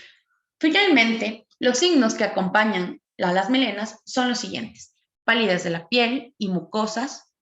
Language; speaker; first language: Spanish; native; Spanish